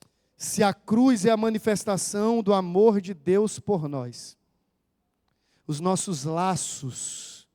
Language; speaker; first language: Portuguese; native; Portuguese